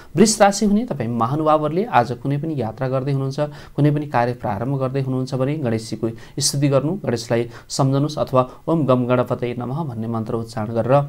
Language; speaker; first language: Nepali; native; Nepali